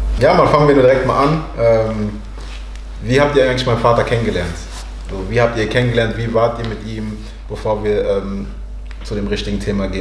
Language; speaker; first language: German; early bilingual, other home language; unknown